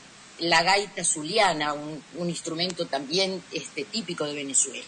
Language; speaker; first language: Spanish; native; Spanish